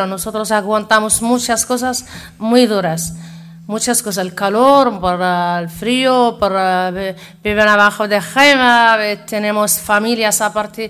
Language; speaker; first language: Spanish; non-native, learner; Arabic